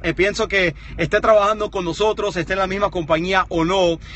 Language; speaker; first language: Spanish; early bilingual, heritage; Spanish